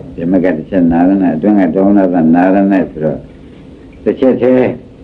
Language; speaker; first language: Burmese; native; Burmese